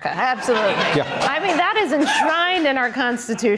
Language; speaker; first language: English; native; English